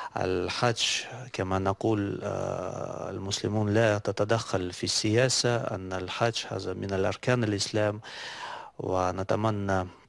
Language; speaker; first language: Arabic; non-native, fluent; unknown